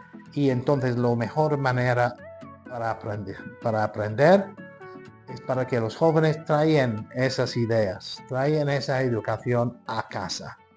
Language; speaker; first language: Spanish; non-native, fluent; English